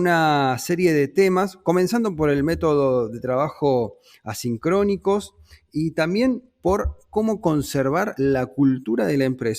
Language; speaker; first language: Spanish; native; Spanish